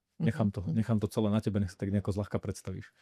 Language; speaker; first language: Slovak; native; Slovak